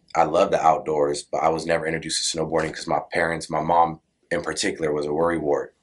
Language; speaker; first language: English; native; English